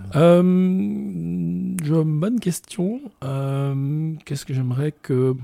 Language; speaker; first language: French; native; French